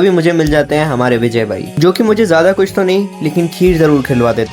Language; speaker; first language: Hindi; native; Hindi